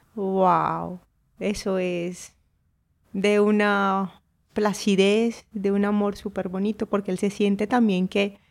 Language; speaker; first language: Spanish; native; Spanish